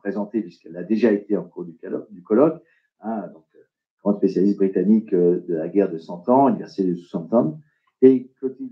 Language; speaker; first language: French; native; French